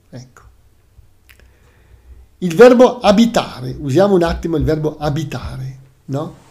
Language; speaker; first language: Italian; native; Italian